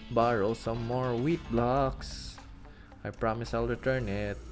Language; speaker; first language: English; non-native, local second language; Filipino